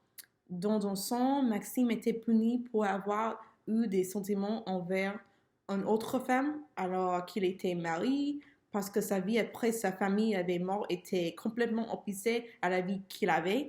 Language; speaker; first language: French; non-native, learner; English